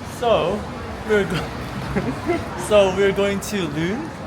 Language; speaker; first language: English; native; English